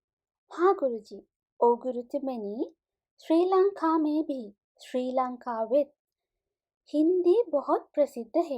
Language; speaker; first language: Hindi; non-native, fluent; Sinhala